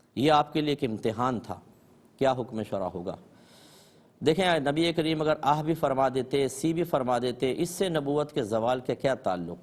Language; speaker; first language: Urdu; native; Urdu